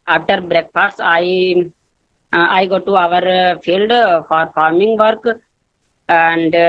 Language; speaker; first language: English; non-native, learner; Hindi